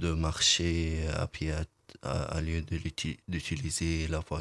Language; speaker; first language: French; non-native, learner; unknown